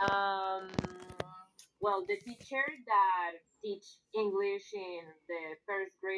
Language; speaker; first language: English; non-native, fluent; Spanish